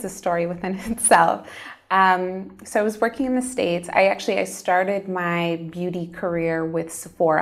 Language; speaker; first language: English; native; English